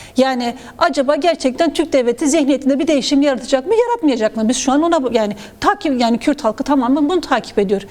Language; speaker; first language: Turkish; non-native, local second language; Kurdish